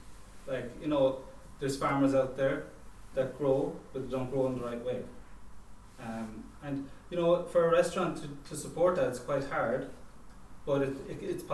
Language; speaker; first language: English; native; English